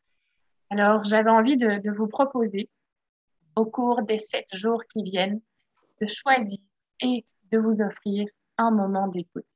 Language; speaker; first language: French; native; French